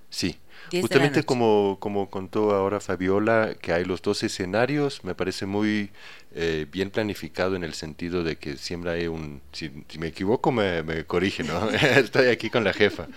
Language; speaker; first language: Spanish; non-native, fluent; Danish